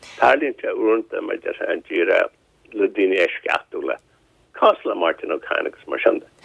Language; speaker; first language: Irish; non-native, local second language; English